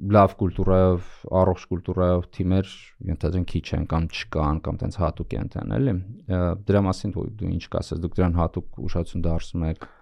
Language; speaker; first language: Armenian; native; Armenian